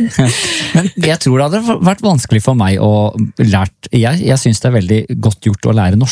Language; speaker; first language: Norwegian; native; Norwegian